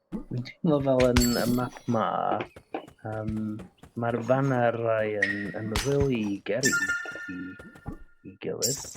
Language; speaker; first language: Welsh; non-native, learner; English